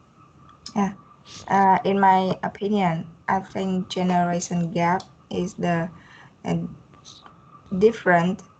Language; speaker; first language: English; non-native, learner; Vietnamese